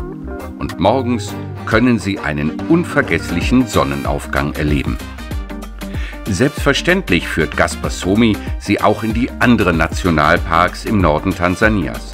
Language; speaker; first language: German; native; German